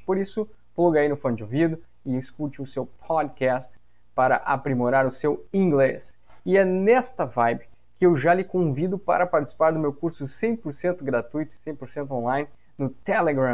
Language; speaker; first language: Portuguese; native; Portuguese